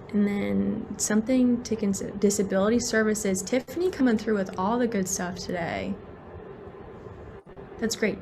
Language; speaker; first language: English; native; English